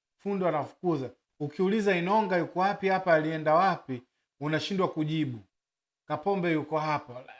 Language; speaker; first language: Swahili; native; Swahili